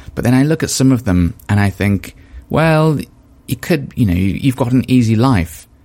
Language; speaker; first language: English; native; English